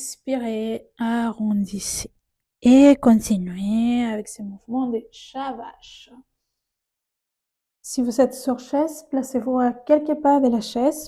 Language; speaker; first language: French; native; French